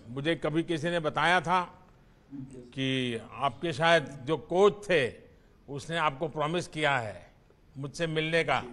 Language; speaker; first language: Hindi; non-native, local second language; Gujarati